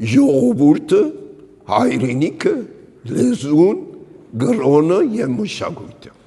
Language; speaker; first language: Armenian; early bilingual, heritage; Armenian